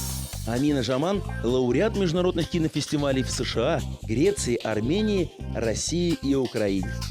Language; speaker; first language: Russian; native; Russian